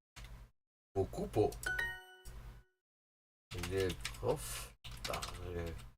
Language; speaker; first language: French; non-native, learner; English